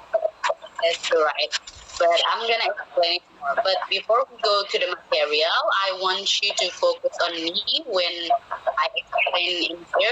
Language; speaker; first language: English; non-native, learner; Indonesian